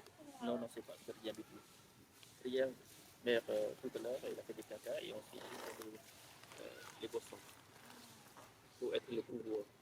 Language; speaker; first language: French; non-native, learner; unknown